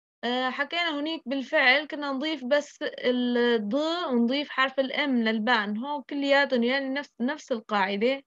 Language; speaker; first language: Arabic; native; Arabic